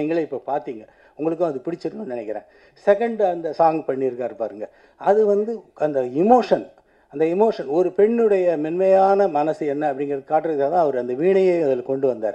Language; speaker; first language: Tamil; native; Tamil